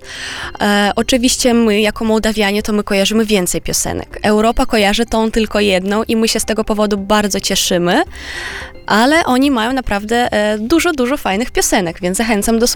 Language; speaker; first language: Polish; non-native, fluent; Romanian